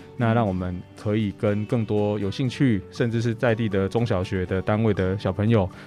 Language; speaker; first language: Chinese; native; Chinese